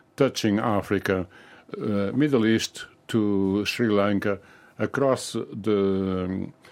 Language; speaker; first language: English; non-native, fluent; Portuguese